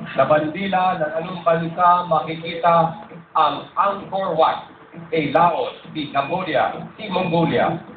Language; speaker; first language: Filipino; native; Filipino